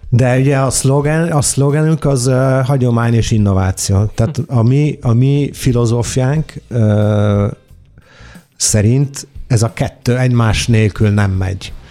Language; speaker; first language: Hungarian; non-native, fluent; Italian